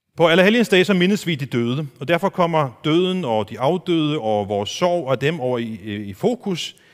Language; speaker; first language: Danish; non-native, local second language; Faroese